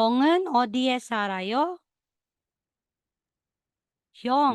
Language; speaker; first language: Korean; non-native, learner; Filipino